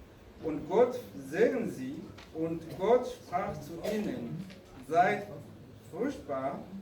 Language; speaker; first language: German; non-native, fluent; Rundi